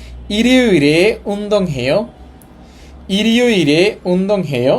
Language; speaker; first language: Korean; non-native, fluent; Bangla